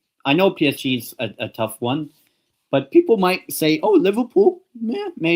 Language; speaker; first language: English; native; English